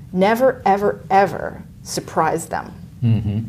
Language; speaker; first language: English; native; English